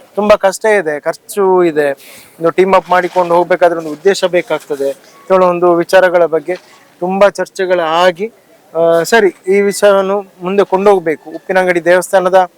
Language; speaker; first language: Kannada; native; Kannada